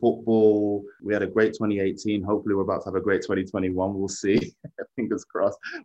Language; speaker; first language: English; native; English